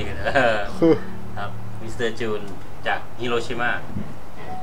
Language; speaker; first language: Japanese; non-native, learner; Thai